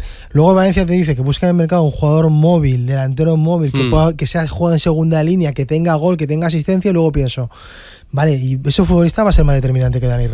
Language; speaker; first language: Spanish; native; Spanish